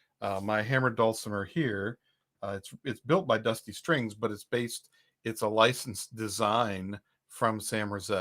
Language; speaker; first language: English; native; English